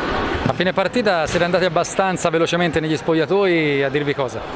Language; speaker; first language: Italian; native; Italian